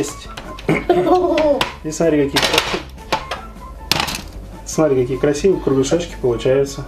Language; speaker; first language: Russian; native; Russian